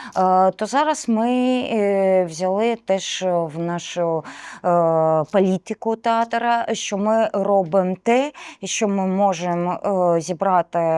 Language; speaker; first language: Ukrainian; non-native, local second language; Russian